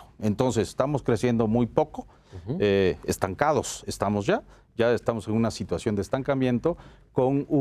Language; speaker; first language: Spanish; native; Spanish